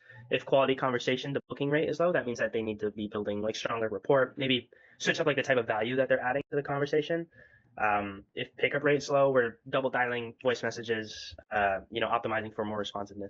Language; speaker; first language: English; native; English